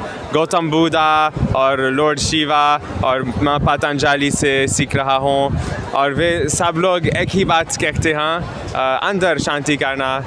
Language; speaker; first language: Hindi; non-native, learner; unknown